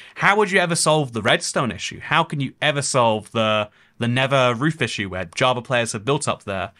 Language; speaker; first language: English; native; English